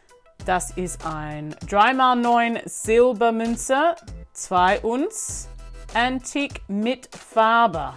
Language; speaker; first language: German; non-native, learner; English